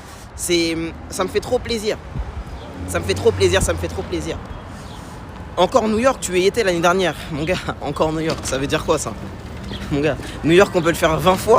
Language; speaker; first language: French; native; French